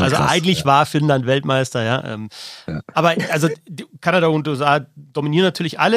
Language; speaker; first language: German; native; German